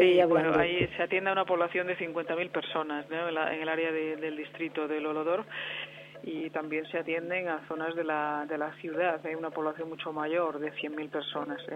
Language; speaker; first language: Spanish; native; Spanish